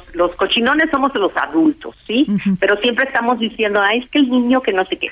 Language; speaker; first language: Spanish; native; Spanish